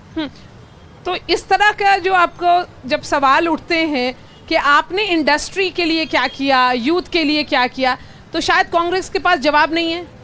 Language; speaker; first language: Hindi; native; Hindi